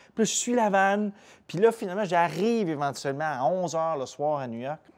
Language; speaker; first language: French; native; French